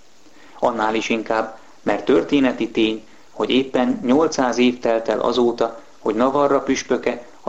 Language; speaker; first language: Hungarian; native; Hungarian